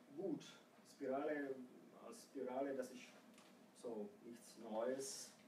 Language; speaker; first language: German; non-native, fluent; Croatian